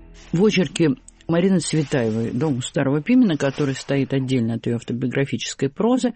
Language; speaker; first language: Russian; native; Russian